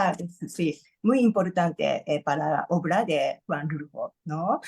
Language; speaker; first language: Spanish; non-native, learner; Japanese